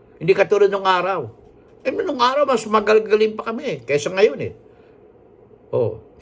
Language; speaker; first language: Filipino; non-native, local second language; Hiligaynon